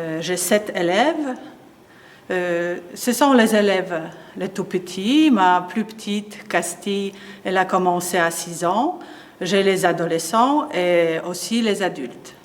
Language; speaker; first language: French; non-native, fluent; Polish